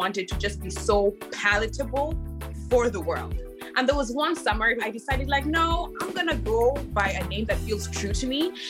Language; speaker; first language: English; non-native, local second language; Luo (Kenya and Tanzania)